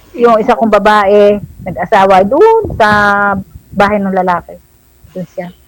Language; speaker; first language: Filipino; native; Filipino